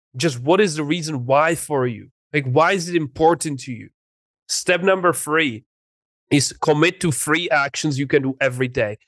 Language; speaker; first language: English; non-native, fluent; Czech